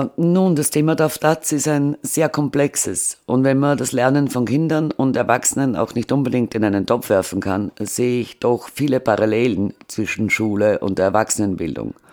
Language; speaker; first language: German; native; German